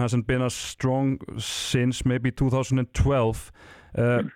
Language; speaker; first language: English; non-native, fluent; Icelandic